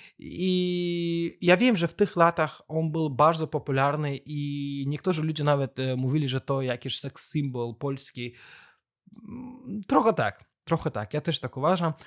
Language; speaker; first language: Polish; non-native, fluent; Azerbaijani